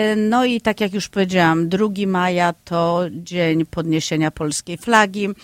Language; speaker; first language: Polish; native; Polish